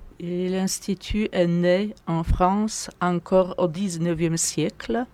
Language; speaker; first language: French; non-native, fluent; Polish